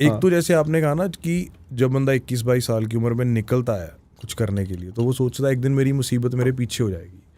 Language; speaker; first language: Hindi; non-native, local second language; Punjabi